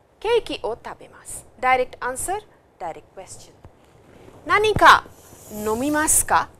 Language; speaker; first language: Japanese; non-native, fluent; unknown